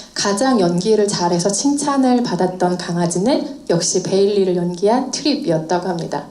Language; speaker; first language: Korean; native; Korean